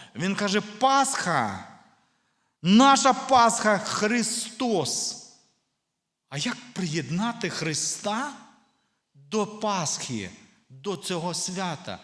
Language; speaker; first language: Ukrainian; non-native, local second language; Russian